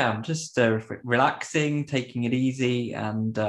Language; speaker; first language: English; early bilingual, other home language; Spanish